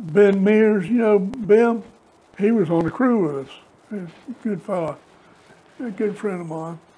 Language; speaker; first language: English; native; English